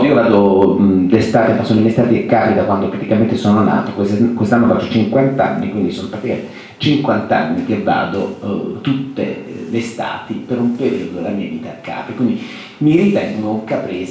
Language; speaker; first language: Italian; native; Italian